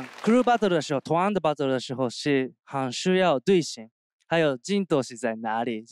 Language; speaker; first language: Chinese; non-native, learner; Japanese